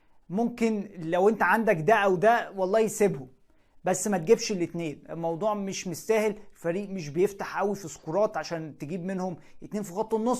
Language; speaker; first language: Arabic; native; Arabic